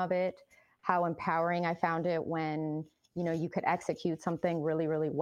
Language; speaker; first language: English; early bilingual, other home language; Spanish